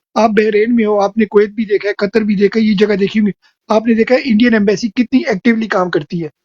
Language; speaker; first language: Urdu; native; Urdu